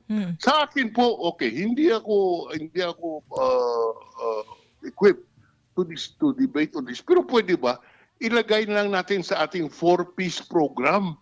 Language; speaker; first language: Filipino; non-native, local second language; Hiligaynon